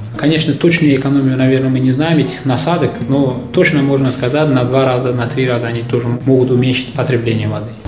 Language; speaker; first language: Russian; non-native, local second language; Uzbek